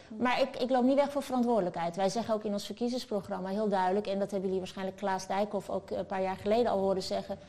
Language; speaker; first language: Dutch; early bilingual, other home language; Turkish